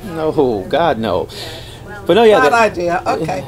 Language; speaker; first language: English; native; English